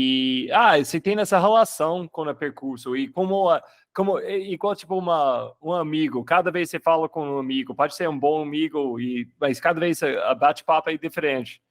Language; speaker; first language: Portuguese; non-native, fluent; English